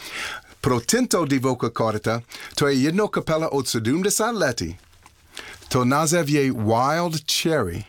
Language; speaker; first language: Czech; non-native, learner; English